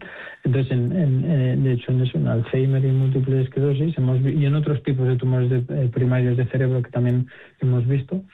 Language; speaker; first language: Spanish; native; Spanish